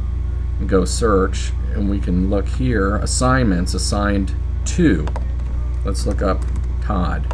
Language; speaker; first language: English; native; English